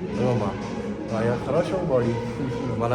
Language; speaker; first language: Russian; non-native, learner; Hindi